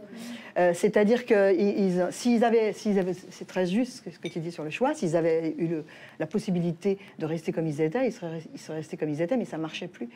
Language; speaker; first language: French; native; French